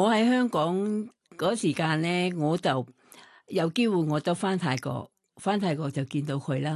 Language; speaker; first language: Cantonese; non-native, fluent; Thai